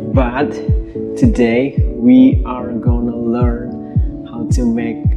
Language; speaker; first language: English; non-native, fluent; Indonesian